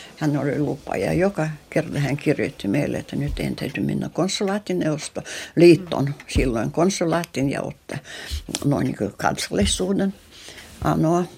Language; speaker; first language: Finnish; non-native, local second language; Russian